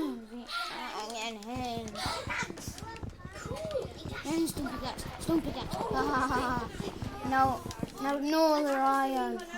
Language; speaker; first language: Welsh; non-native, local second language; English